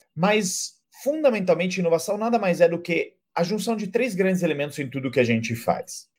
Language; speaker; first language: Portuguese; non-native, fluent; Italian